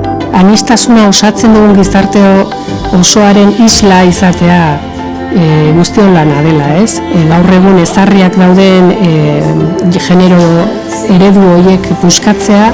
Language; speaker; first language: Basque; native; Basque